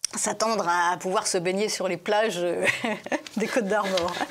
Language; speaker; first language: French; native; French